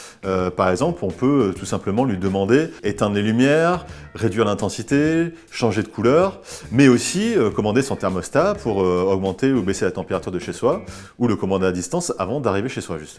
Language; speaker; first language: French; native; French